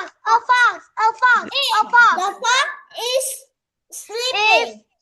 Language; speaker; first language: English; non-native, learner; Vietnamese